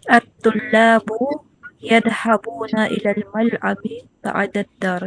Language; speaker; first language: Arabic; non-native, learner; Filipino